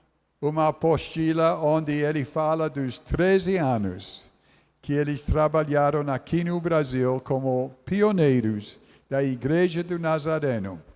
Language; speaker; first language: Portuguese; non-native, fluent; English